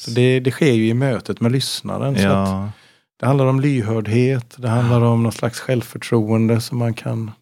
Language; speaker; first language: Swedish; native; Swedish